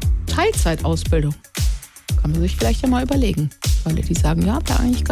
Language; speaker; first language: German; native; German